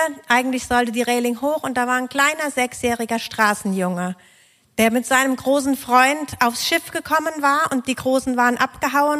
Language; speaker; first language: German; native; German